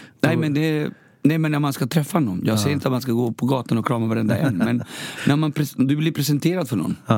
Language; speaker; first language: Swedish; early bilingual, other home language; Spanish